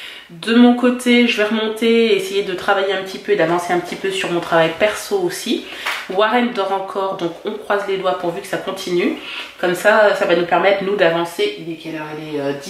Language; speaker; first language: French; native; French